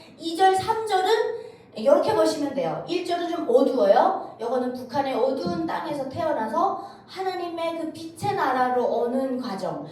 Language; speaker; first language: Korean; native; Korean